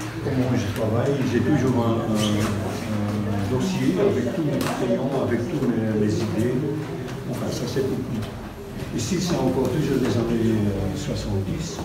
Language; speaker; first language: French; non-native, local second language; Dutch